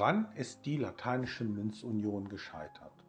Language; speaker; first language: German; native; German